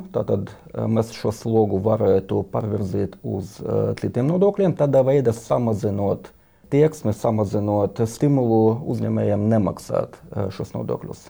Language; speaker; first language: Latvian; non-native, local second language; Russian